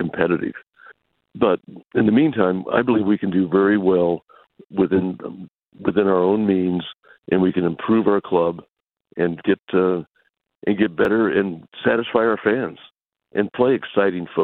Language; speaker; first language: English; native; English